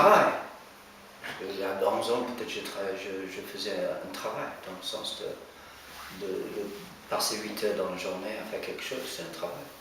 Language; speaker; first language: French; non-native, fluent; English